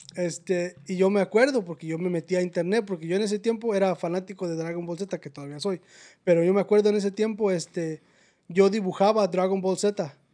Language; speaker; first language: Spanish; native; Spanish